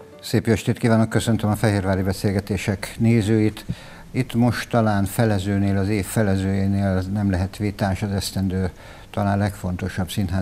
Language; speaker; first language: Hungarian; native; Hungarian